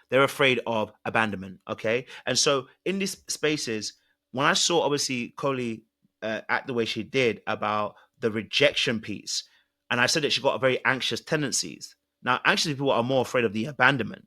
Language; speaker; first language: English; native; English